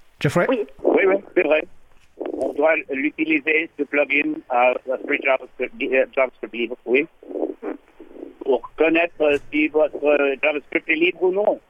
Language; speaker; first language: French; non-native, learner; English